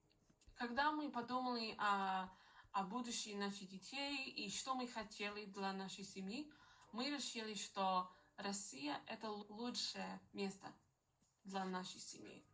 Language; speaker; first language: Russian; non-native, fluent; English